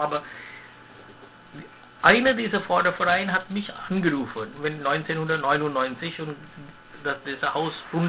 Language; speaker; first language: German; non-native, learner; Sinhala